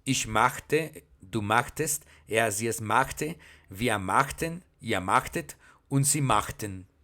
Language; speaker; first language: German; non-native, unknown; Spanish